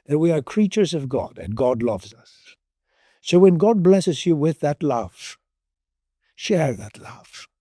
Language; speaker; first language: English; non-native, local second language; Filipino